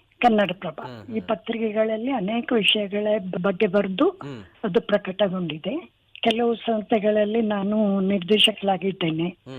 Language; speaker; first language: Kannada; non-native, local second language; Kodava